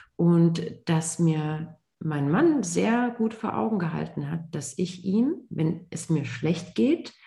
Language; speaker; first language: German; native; German